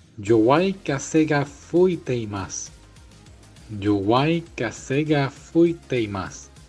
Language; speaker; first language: Japanese; non-native, learner; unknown